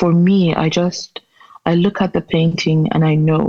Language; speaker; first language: English; non-native, local second language; Igbo